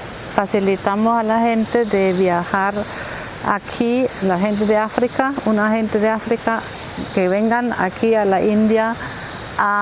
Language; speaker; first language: Spanish; non-native, fluent; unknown